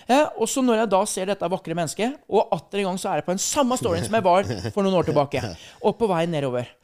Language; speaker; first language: Norwegian; native; Norwegian